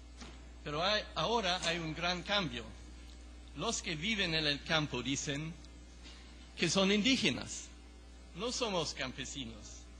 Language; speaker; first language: Spanish; non-native, fluent; English